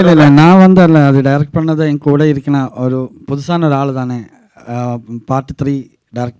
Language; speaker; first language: Tamil; non-native, learner; Malayalam